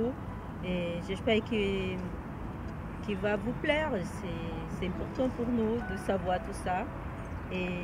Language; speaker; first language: French; non-native, learner; Portuguese